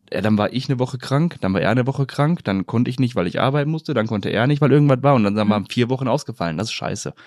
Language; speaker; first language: German; native; German